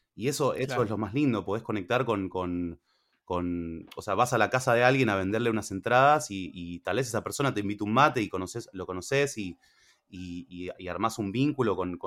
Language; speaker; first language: Spanish; early bilingual, other home language; English